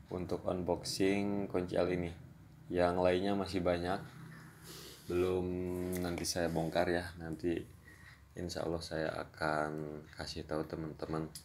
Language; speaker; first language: Indonesian; non-native, local second language; Sundanese